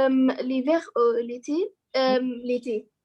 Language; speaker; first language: French; non-native, learner; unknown